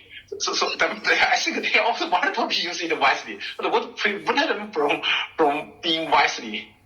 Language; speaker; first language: English; non-native, fluent; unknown